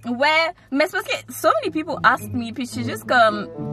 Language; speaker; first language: French; native; French